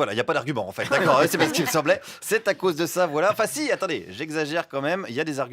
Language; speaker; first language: French; native; French